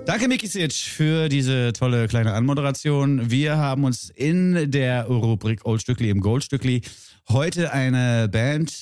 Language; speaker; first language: German; native; German